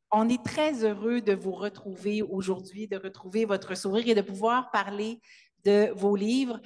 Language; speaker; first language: French; native; French